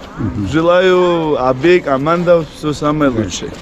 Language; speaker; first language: Russian; non-native, fluent; Georgian